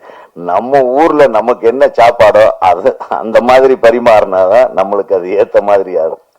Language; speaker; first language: Tamil; native; Tamil